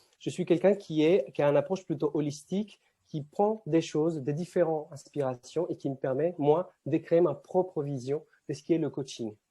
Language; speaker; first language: French; non-native, fluent; Spanish